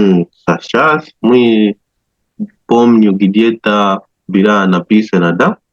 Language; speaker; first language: Russian; non-native, learner; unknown